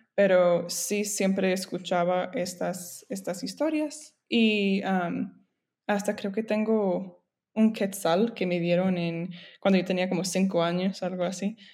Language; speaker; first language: Spanish; non-native, fluent; English